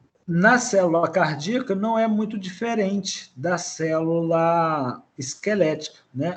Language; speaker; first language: Portuguese; native; Portuguese